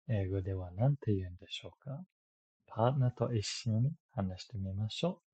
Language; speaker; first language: Japanese; non-native, fluent; English